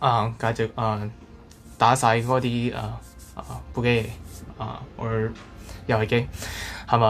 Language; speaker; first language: Cantonese; non-native, learner; English